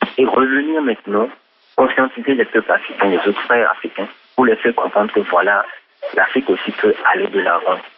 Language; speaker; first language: French; non-native, local second language; Ewe